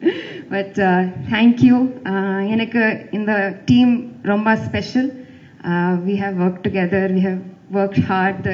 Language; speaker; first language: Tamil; non-native, learner; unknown